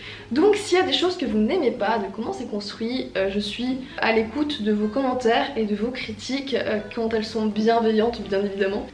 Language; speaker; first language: French; native; French